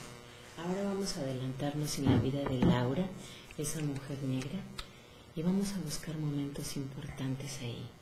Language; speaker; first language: Spanish; native; Spanish